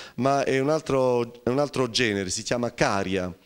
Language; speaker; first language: Italian; native; Italian